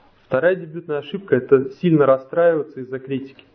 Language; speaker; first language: Russian; native; Russian